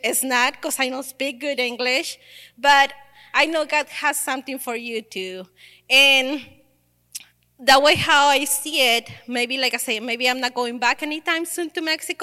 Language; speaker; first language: English; non-native, learner; Spanish